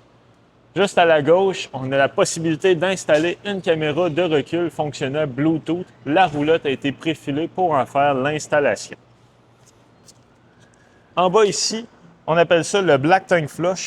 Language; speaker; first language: French; native; French